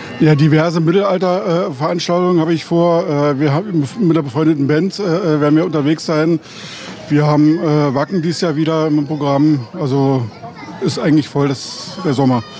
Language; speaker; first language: German; native; German